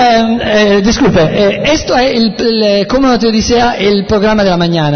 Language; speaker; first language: Spanish; non-native, learner; Italian